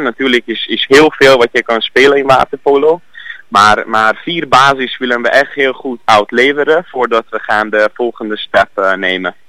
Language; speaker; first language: Dutch; non-native, learner; Hungarian